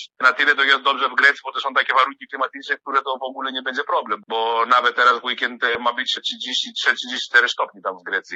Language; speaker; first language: Polish; non-native, fluent; Greek